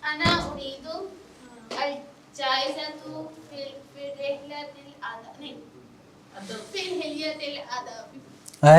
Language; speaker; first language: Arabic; non-native, learner; Urdu